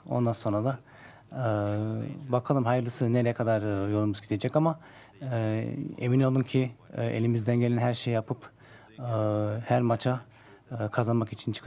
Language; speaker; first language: Turkish; early bilingual, heritage; Turkish